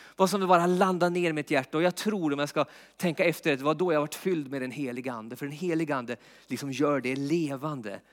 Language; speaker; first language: Swedish; native; Swedish